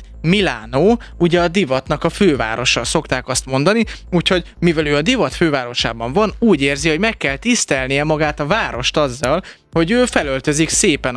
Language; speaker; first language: Hungarian; native; Hungarian